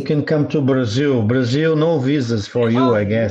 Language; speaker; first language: English; non-native, learner; Portuguese